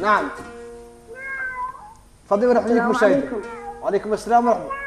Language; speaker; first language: Arabic; native; Arabic